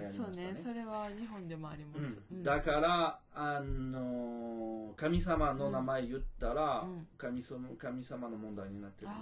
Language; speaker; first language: Japanese; non-native, fluent; French